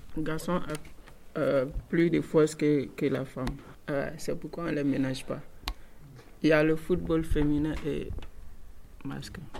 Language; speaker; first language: French; non-native, learner; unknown